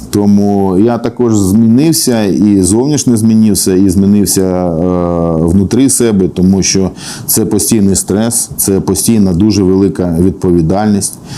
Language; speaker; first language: Ukrainian; non-native, local second language; Russian